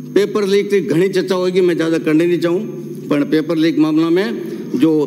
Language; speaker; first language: Hindi; native; Hindi